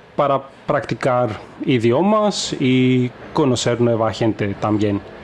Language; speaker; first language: Spanish; non-native, fluent; Greek